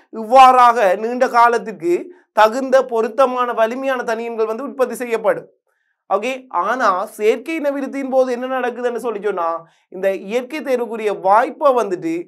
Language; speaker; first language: Tamil; native; Tamil